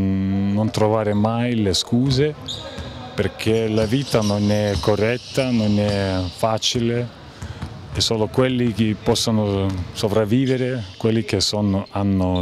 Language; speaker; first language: Italian; non-native, fluent; Lithuanian